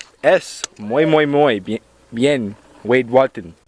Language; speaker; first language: Spanish; non-native, learner; English